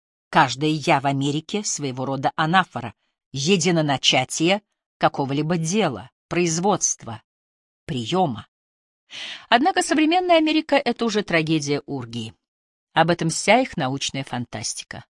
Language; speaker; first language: Russian; native; Russian